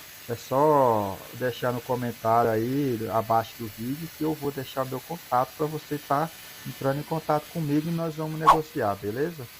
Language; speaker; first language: Portuguese; native; Portuguese